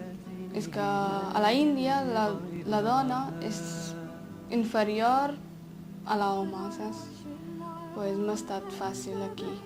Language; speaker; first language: Catalan; non-native, fluent; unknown